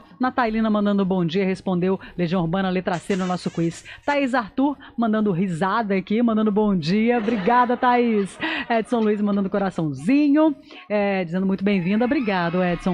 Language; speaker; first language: Portuguese; native; Portuguese